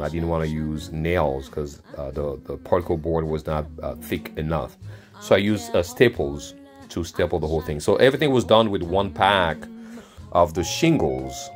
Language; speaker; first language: English; non-native, fluent; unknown